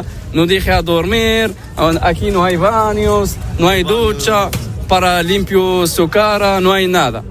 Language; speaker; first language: Spanish; non-native, learner; Arabic